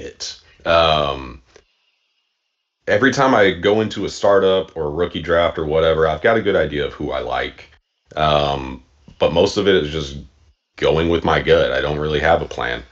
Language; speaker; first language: English; native; English